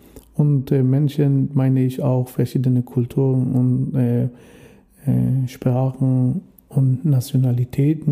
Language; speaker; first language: German; non-native, learner; Persian